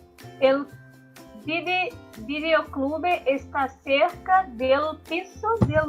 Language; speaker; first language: Spanish; non-native, learner; Portuguese